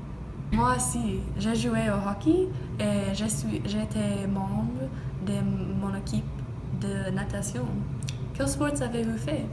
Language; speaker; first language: French; non-native, learner; English